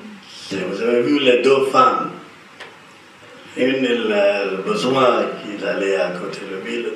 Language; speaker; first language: French; non-native, learner; Arabic